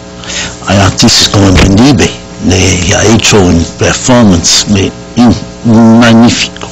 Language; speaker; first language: Spanish; non-native, learner; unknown